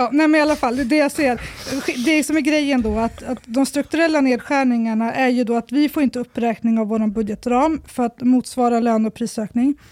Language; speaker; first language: Swedish; early bilingual, other home language; Persian